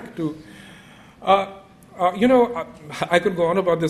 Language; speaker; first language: English; non-native, local second language; Bangla